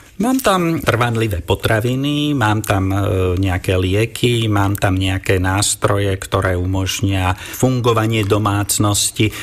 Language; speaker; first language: Slovak; native; Slovak